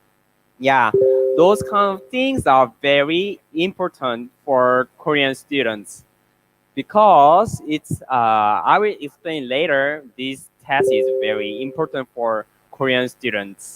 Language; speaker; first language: English; non-native, learner; Korean